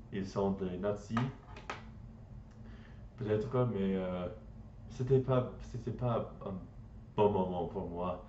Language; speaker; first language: French; non-native, learner; English